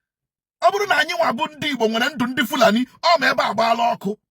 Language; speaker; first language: Igbo; native; Igbo